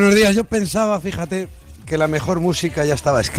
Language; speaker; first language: Spanish; native; Spanish